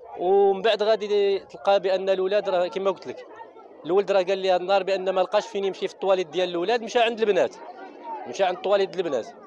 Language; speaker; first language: Arabic; native; Arabic